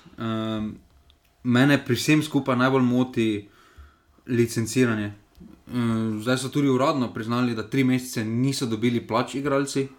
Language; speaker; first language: Slovenian; native; Slovenian